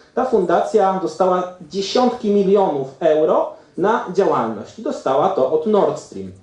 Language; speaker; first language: Polish; native; Polish